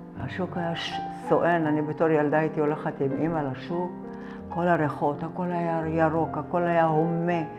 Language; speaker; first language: Hebrew; early bilingual, other home language; Arabic